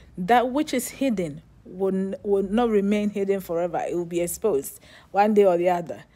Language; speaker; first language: English; non-native, local second language; Akan